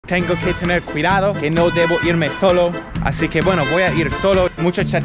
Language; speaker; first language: Spanish; non-native, fluent; English